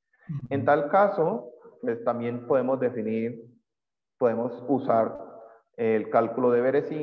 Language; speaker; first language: Spanish; native; Spanish